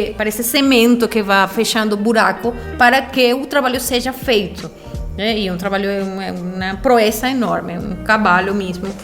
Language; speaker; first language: Portuguese; non-native, fluent; Spanish